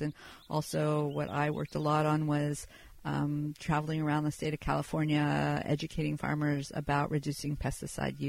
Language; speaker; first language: English; native; English